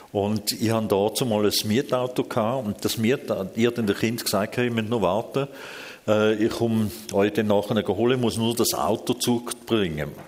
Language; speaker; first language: German; early bilingual, other home language; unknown